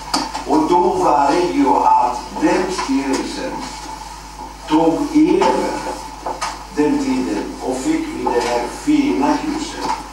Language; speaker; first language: Swedish; non-native, fluent; Greek